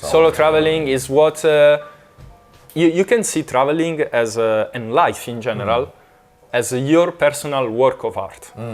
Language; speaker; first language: English; non-native, fluent; Italian